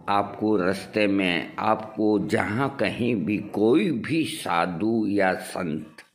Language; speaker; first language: Hindi; native; Hindi